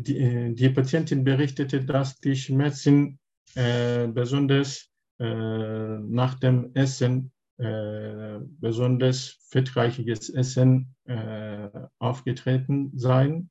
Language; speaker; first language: German; non-native, learner; Turkish